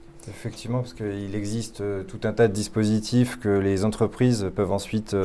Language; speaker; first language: French; native; French